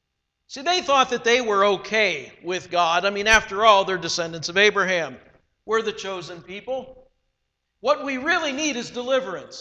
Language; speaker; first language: English; native; English